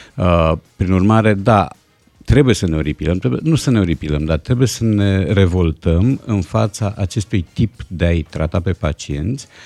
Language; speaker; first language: Romanian; native; Romanian